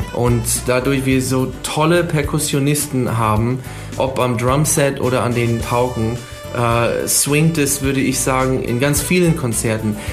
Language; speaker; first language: German; non-native, fluent; English